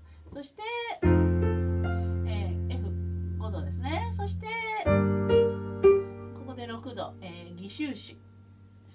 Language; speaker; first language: Japanese; native; Japanese